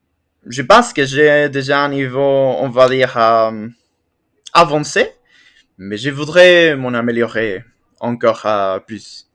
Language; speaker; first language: French; non-native, fluent; Spanish